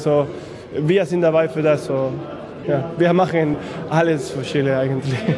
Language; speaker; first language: German; non-native, fluent; Spanish